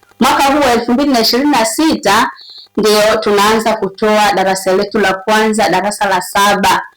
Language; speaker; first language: Swahili; native; Swahili